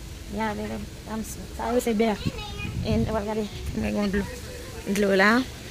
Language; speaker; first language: English; non-native, learner; Haitian Creole